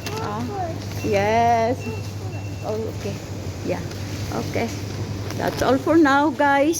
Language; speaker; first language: English; non-native, local second language; Filipino